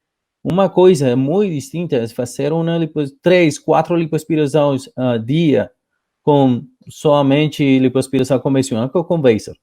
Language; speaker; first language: Portuguese; non-native, fluent; Spanish